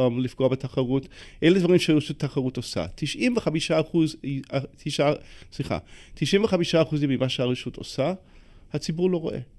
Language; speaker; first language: Hebrew; non-native, fluent; English